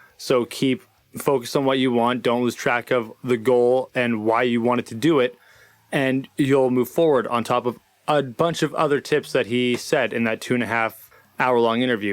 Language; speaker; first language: English; native; English